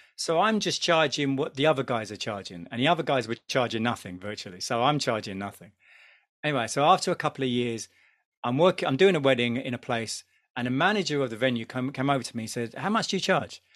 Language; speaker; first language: English; native; English